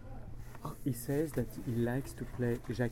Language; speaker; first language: English; non-native, fluent; French